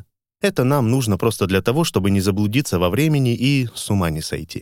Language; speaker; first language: Russian; native; Russian